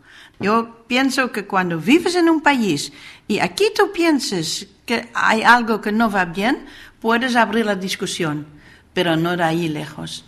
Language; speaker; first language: Spanish; non-native, fluent; Dutch